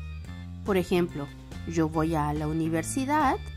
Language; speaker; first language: Spanish; non-native, fluent; French